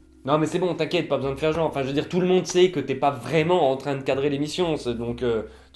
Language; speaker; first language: French; native; French